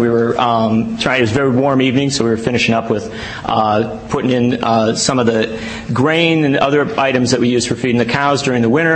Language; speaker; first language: English; native; English